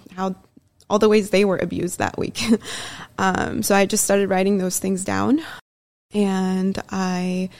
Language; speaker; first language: English; early bilingual, other home language; Persian